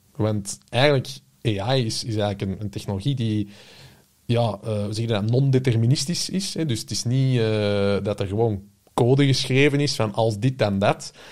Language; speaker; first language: Dutch; native; Dutch